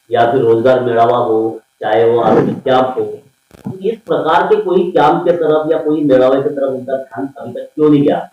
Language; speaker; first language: Hindi; non-native, local second language; Marathi